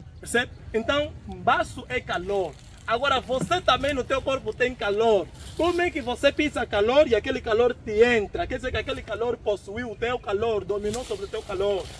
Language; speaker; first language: Portuguese; native; Portuguese